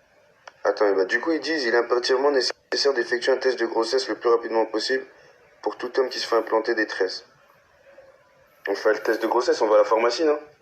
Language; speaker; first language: French; native; French